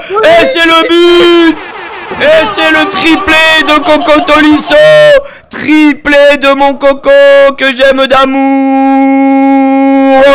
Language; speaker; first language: French; native; French